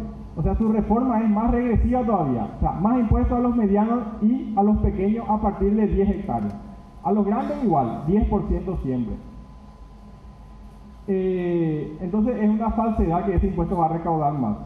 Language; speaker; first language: Spanish; native; Spanish